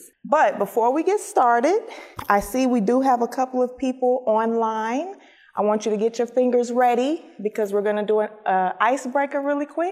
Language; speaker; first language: English; native; English